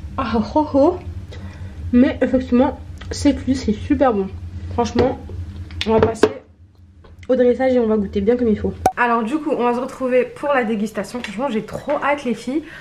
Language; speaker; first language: French; early bilingual, other home language; Arabic